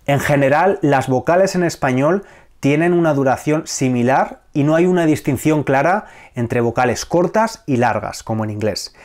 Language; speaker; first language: Spanish; native; Spanish